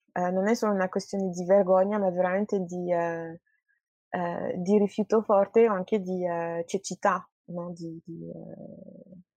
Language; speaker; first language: Italian; non-native, fluent; French